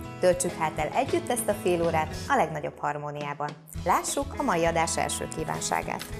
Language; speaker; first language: Hungarian; native; Hungarian